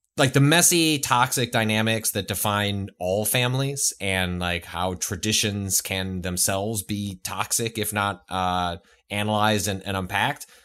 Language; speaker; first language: English; native; English